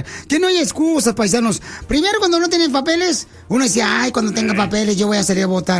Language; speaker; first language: Spanish; native; Spanish